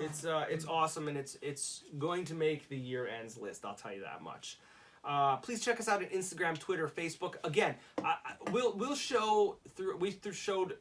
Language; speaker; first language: English; native; English